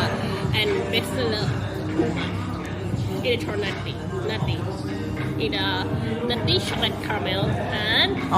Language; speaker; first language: English; non-native, learner; Thai